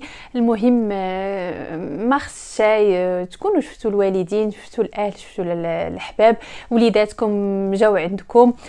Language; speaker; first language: Arabic; native; Arabic